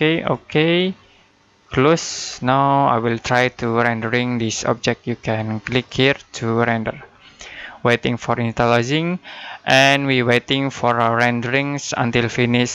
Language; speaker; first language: English; non-native, learner; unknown